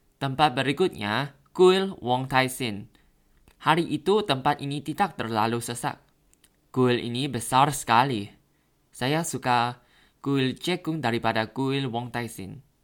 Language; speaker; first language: Indonesian; non-native, learner; Thai